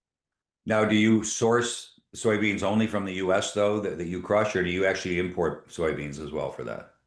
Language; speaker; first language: English; native; English